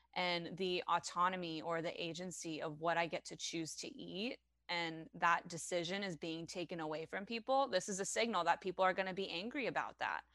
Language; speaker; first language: English; non-native, fluent; French